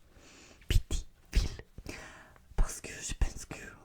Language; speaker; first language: French; non-native, learner; Russian